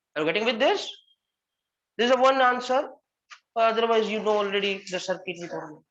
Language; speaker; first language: English; non-native, local second language; Hindi